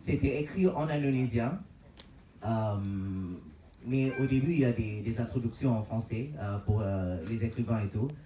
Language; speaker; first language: French; non-native, fluent; Malay